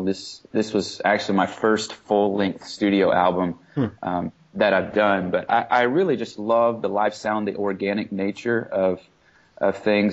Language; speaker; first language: English; native; English